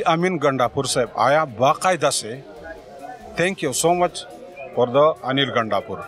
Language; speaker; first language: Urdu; non-native, local second language; Pashto